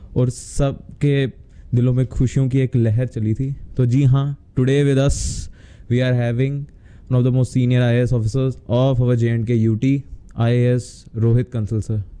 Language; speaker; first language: Hindi; native; Hindi